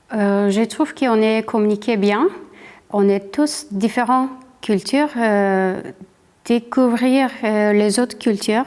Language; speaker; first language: French; non-native, learner; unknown